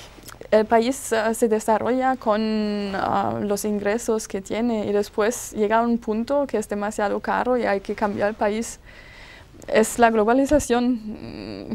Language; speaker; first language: Spanish; non-native, fluent; German